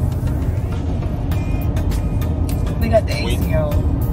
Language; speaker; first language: English; native; English